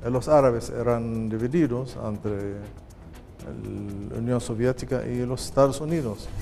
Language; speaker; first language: Spanish; non-native, fluent; Arabic